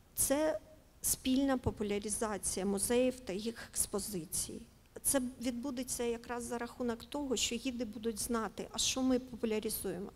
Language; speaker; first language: Ukrainian; native; Ukrainian